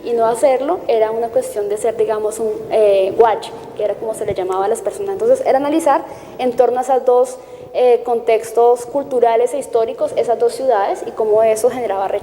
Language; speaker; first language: Spanish; native; Spanish